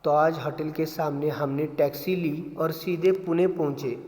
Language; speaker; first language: Hindi; non-native, local second language; Marathi